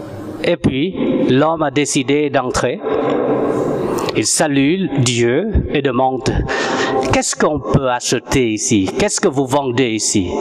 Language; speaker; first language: French; non-native, fluent; Vietnamese